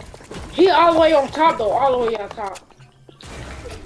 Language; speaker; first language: English; native; English